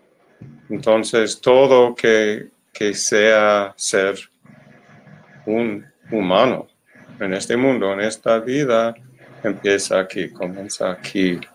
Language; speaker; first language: Spanish; non-native, learner; English